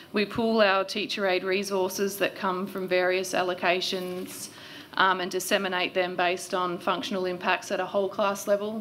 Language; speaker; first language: English; native; English